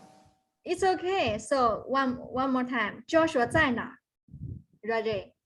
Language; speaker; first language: English; non-native, fluent; Chinese